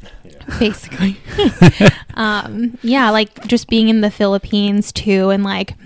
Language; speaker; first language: English; native; English